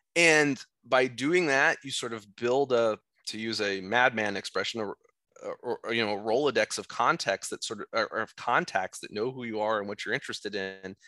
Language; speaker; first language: English; native; English